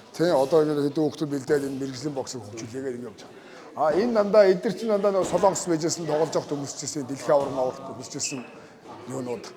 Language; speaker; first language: Mongolian; native; Mongolian